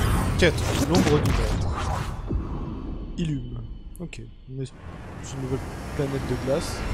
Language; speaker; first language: French; native; French